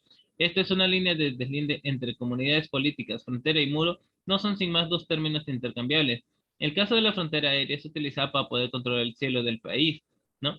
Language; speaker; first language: Spanish; native; Spanish